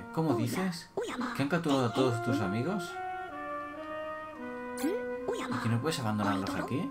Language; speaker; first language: Spanish; native; Spanish